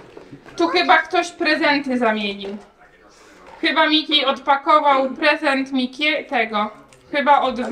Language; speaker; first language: Polish; native; Polish